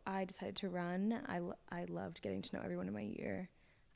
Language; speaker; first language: English; native; English